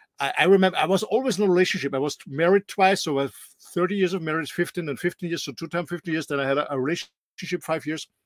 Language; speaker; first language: English; non-native, fluent; German